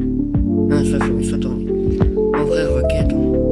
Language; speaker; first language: French; native; French